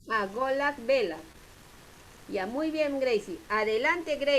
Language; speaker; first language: Spanish; native; Spanish